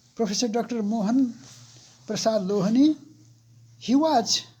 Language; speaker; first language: English; non-native, local second language; Nepali